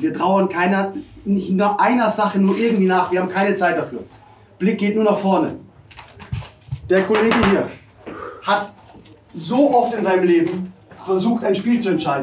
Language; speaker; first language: German; native; German